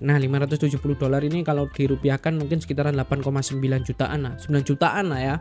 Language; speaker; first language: Indonesian; native; Indonesian